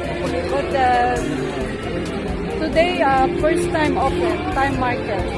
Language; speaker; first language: English; non-native, learner; Filipino